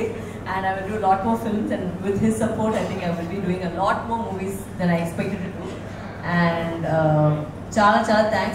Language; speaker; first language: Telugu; non-native, learner; Tamil